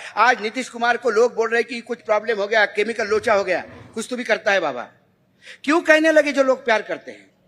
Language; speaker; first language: Hindi; non-native, local second language; Marathi